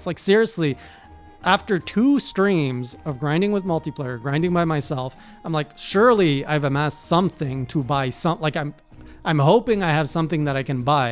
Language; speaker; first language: English; native; English